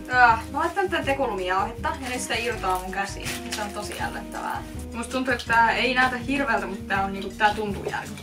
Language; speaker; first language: Finnish; native; Finnish